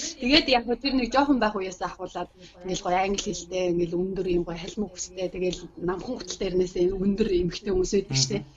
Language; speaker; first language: Mongolian; native; Mongolian